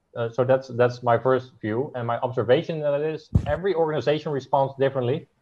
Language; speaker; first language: English; non-native, fluent; Dutch